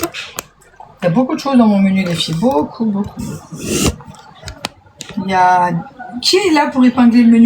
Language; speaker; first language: French; native; French